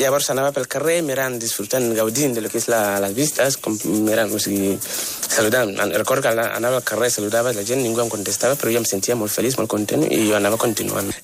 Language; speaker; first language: Catalan; non-native, fluent; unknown